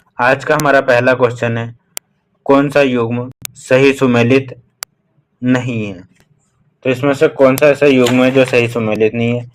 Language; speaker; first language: Hindi; native; Hindi